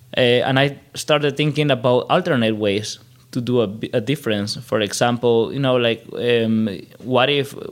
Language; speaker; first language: English; non-native, fluent; Spanish